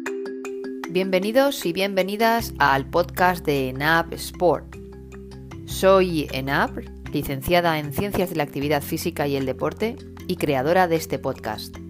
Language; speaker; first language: Spanish; native; Spanish